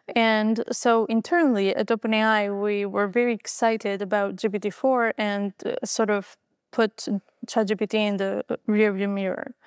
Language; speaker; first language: English; non-native, fluent; Albanian